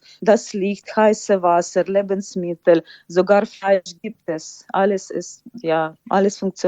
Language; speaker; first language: German; non-native, fluent; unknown